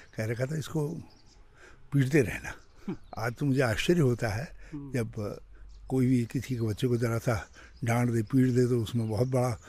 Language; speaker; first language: Hindi; native; Hindi